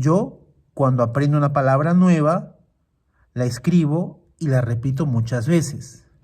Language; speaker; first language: Spanish; non-native, fluent; Portuguese